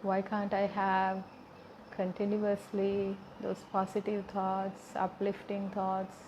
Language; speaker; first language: English; non-native, local second language; Sinhala